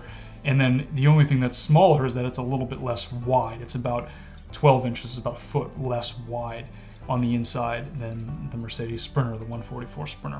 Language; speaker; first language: English; native; English